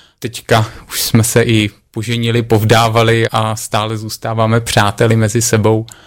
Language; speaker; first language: Czech; native; Czech